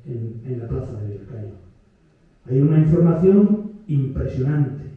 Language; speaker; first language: Spanish; native; Spanish